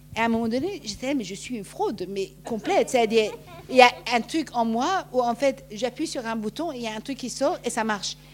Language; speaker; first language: French; non-native, fluent; Persian